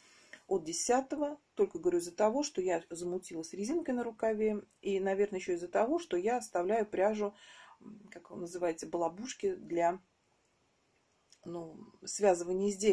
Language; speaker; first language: Russian; native; Russian